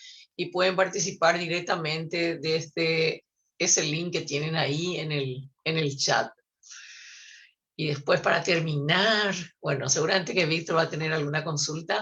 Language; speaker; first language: Spanish; native; Spanish